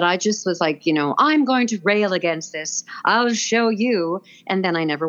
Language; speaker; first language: English; native; English